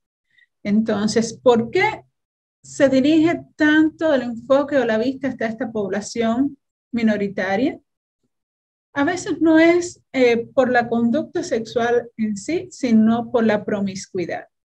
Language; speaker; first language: Spanish; native; Spanish